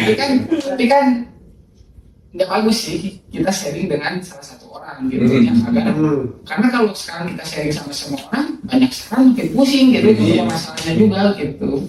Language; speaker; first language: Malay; non-native, local second language; Sundanese